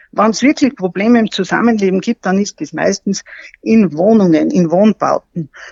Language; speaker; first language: German; native; German